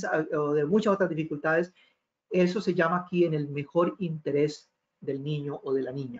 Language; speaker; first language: Spanish; native; Spanish